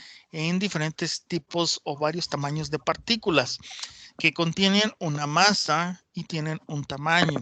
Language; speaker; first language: Spanish; native; Spanish